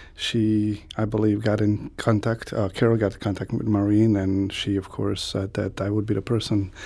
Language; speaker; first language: English; non-native, fluent; Croatian